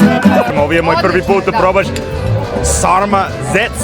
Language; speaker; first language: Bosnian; non-native, learner; English